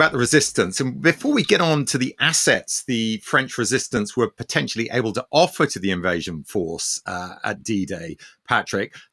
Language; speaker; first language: English; early bilingual, other home language; Armenian